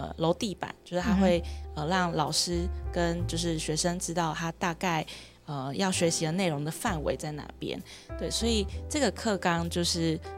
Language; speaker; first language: Chinese; early bilingual, other home language; Vietnamese